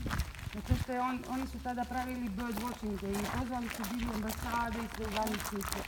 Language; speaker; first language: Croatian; non-native, fluent; German